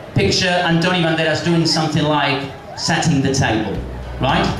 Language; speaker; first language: English; non-native, fluent; Spanish